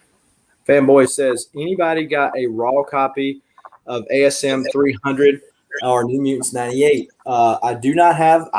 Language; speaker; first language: English; native; English